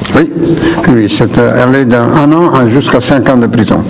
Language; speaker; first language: French; non-native, fluent; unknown